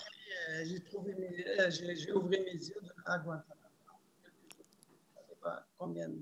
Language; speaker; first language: French; non-native, local second language; Arabic